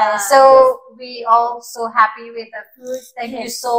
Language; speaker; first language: English; non-native, local second language; Malay